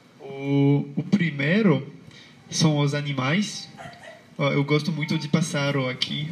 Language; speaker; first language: Portuguese; non-native, learner; French